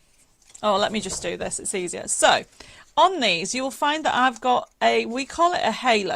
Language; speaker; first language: English; native; English